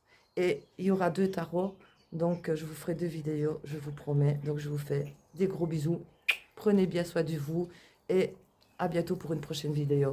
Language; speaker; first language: French; native; French